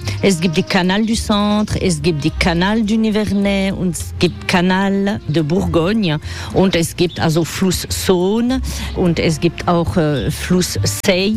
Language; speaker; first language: German; non-native, fluent; French